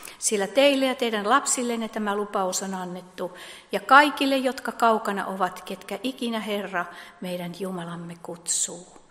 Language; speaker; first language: Finnish; native; Finnish